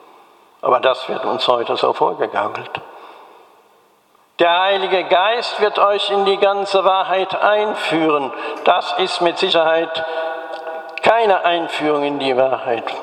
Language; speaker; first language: German; native; German